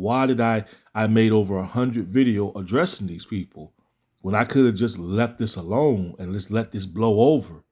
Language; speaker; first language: English; native; English